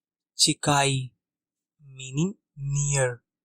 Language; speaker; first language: English; non-native, local second language; Hindi